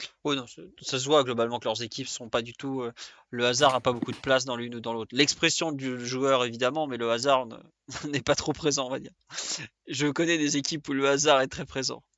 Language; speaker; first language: French; native; French